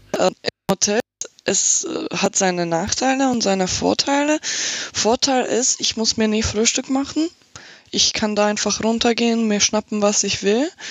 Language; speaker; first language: German; non-native, fluent; Slovak